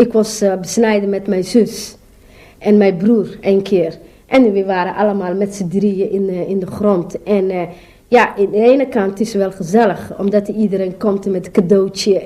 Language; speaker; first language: Dutch; non-native, learner; Somali